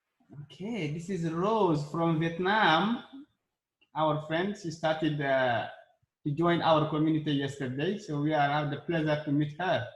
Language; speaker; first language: English; non-native, learner; Arabic